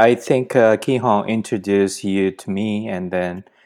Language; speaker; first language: English; non-native, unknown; Korean